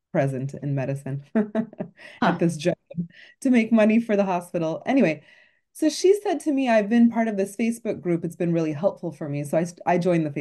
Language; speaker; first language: English; native; English